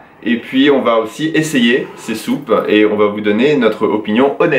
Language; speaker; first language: French; native; French